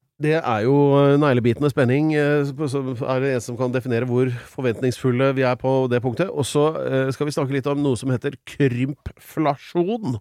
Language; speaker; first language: Norwegian; native; Norwegian